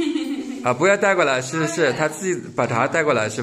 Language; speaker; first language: Chinese; native; Chinese